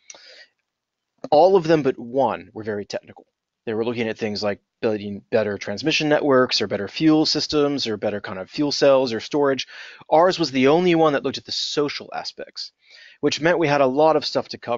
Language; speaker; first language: English; native; English